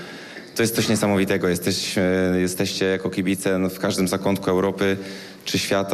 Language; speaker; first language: Polish; native; Polish